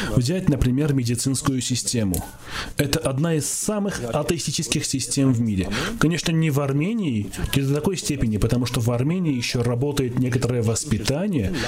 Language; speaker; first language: Russian; non-native, local second language; Armenian